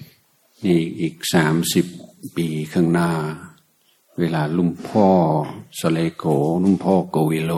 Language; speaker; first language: Thai; native; Thai